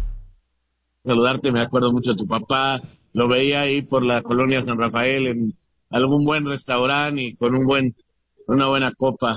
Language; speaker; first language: Spanish; native; Spanish